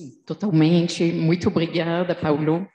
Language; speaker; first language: Portuguese; non-native, fluent; French